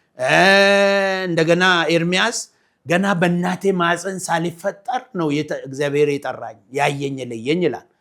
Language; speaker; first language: Amharic; non-native, local second language; Oromo